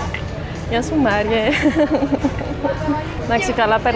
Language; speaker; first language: Greek; early bilingual, heritage; French